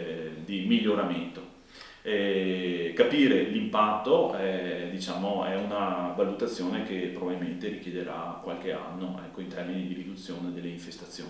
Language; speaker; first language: Italian; native; Italian